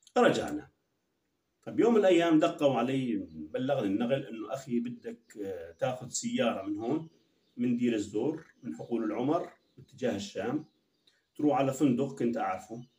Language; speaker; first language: Arabic; native; Arabic